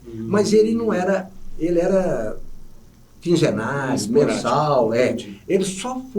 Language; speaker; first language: Portuguese; native; Portuguese